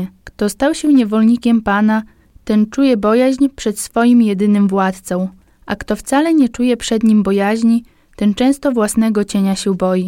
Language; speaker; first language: Polish; native; Polish